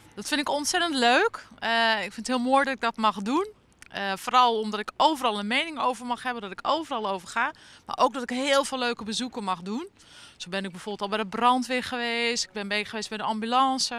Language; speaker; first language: Dutch; native; Dutch